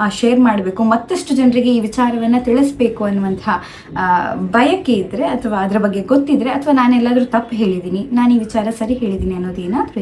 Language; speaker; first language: Kannada; non-native, local second language; Tulu